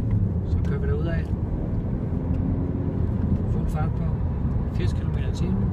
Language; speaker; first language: Danish; native; Danish